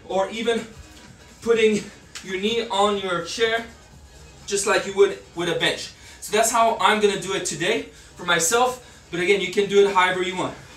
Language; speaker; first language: English; native; English